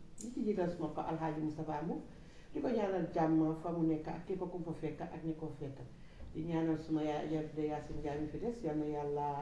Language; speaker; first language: Wolof; native; Wolof